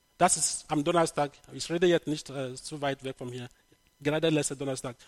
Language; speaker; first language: German; non-native, fluent; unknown